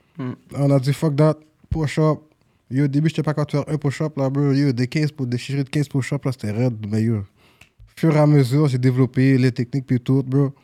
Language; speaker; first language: French; native; French